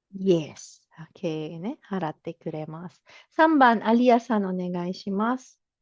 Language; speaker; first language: Japanese; non-native, fluent; Filipino